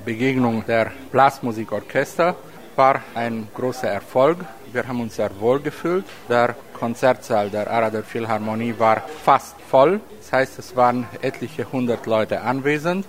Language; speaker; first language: German; native; German